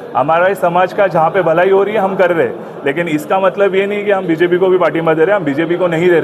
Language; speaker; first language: Hindi; non-native, local second language; Marathi